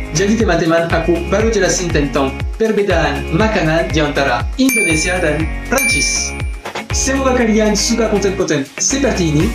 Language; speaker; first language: Indonesian; non-native, fluent; French